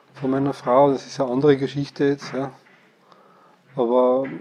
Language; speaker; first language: German; native; German